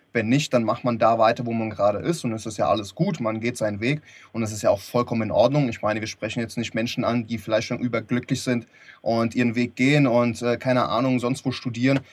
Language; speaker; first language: German; early bilingual, other home language; Lithuanian